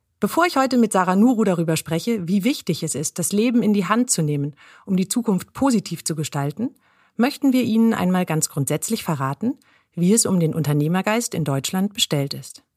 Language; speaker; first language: German; native; German